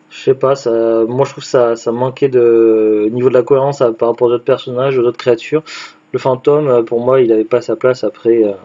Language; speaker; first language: French; native; French